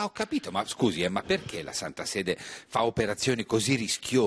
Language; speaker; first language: Italian; native; Italian